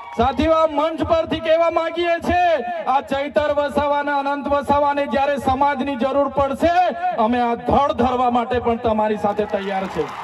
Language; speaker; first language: Gujarati; non-native, local second language; Vasavi